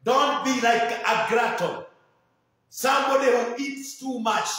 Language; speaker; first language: English; non-native, local second language; Swahili